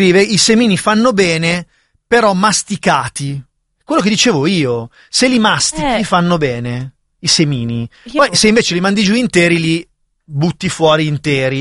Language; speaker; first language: Italian; native; Italian